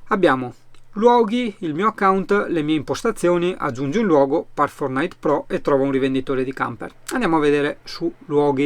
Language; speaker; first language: Italian; native; Italian